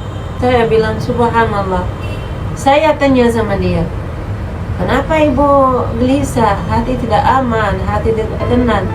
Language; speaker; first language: Indonesian; non-native, fluent; Arabic